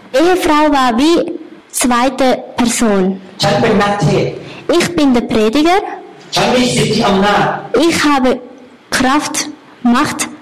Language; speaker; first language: German; non-native, learner; Thai